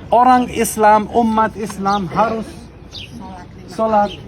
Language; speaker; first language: Indonesian; non-native, fluent; Arabic